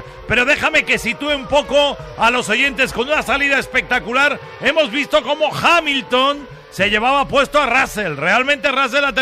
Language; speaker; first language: Spanish; native; Spanish